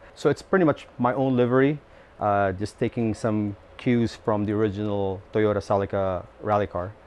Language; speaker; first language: English; non-native, local second language; Filipino